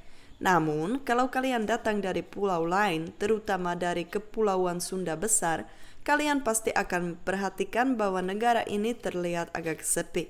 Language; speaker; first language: Indonesian; non-native, fluent; Czech